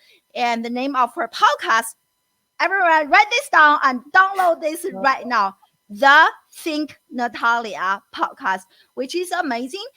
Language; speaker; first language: English; non-native, fluent; Chinese